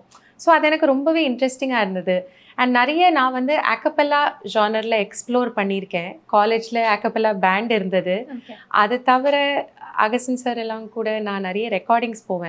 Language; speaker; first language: Tamil; non-native, fluent; Malayalam